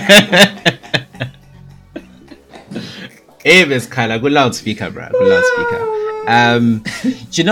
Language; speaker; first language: English; non-native, local second language; Shona